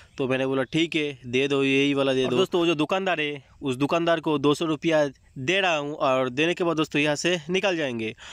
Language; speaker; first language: Hindi; non-native, local second language; Bangla